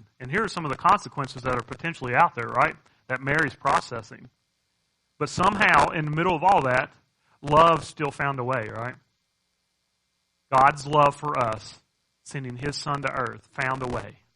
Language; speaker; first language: English; native; English